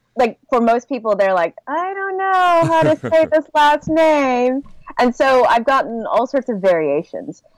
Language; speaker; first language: English; native; English